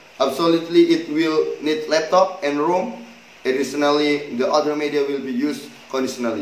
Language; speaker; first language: English; non-native, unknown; Indonesian